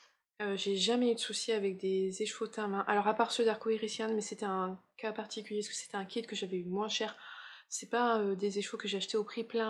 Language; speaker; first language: French; native; French